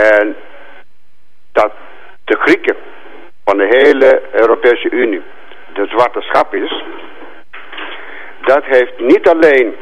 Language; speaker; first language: Dutch; non-native, fluent; Greek